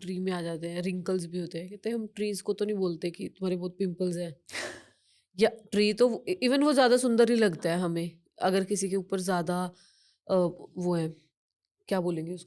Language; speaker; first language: Hindi; non-native, local second language; Punjabi